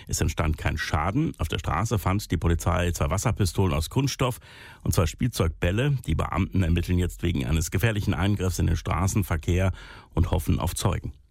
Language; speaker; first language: German; native; German